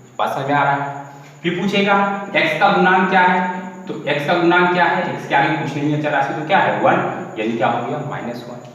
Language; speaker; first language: Hindi; native; Hindi